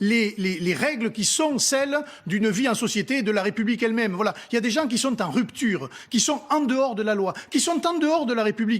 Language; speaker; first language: French; native; French